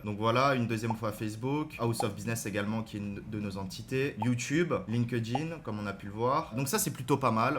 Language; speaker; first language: French; native; French